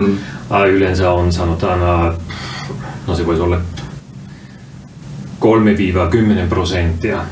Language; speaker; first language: Finnish; non-native, fluent; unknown